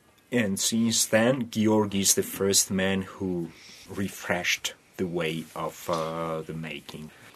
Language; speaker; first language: English; non-native, fluent; Georgian